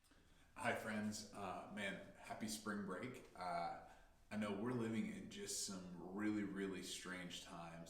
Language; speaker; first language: English; native; English